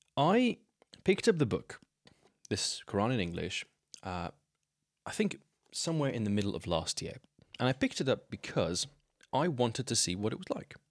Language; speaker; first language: English; non-native, fluent; Slovenian